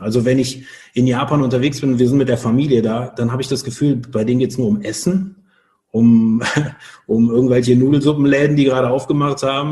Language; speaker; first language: German; native; German